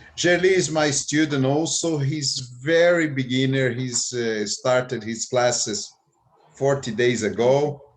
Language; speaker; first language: English; non-native, fluent; Portuguese